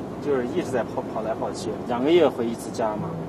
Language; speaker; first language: Chinese; native; Chinese